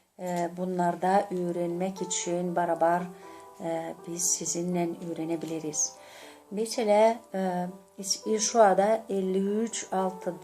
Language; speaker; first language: Turkish; non-native, learner; Gagauz